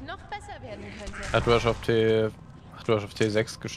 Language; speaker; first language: German; native; German